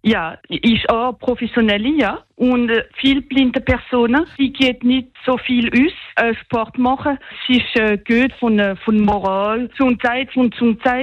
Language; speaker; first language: German; non-native, local second language; French